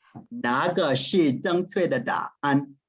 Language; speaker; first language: Chinese; non-native, fluent; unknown